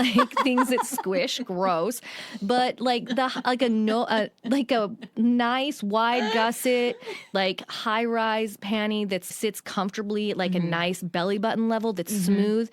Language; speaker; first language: English; native; English